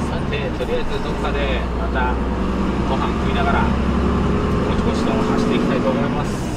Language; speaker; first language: Japanese; native; Japanese